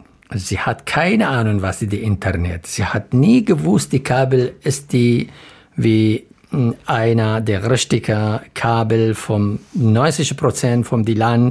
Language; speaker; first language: German; non-native, learner; Arabic